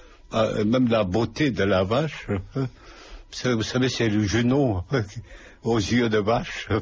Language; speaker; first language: French; non-native, fluent; Lithuanian